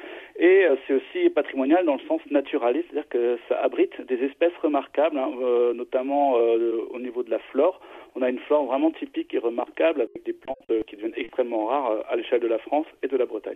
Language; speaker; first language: French; native; French